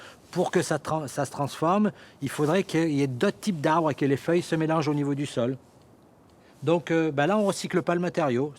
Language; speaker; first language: French; native; French